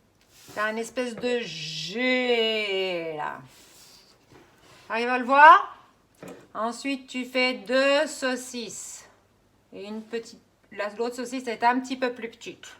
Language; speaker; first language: French; native; French